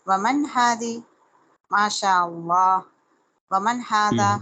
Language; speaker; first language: Arabic; non-native, learner; Tamil